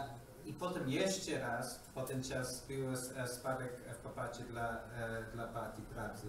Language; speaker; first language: Polish; non-native, learner; English